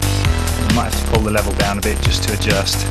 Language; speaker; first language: English; native; English